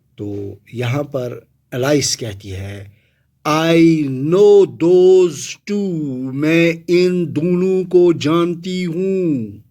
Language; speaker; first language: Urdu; non-native, local second language; Kashmiri